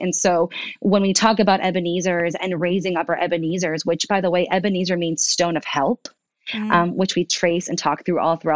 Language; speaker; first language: English; early bilingual, other home language; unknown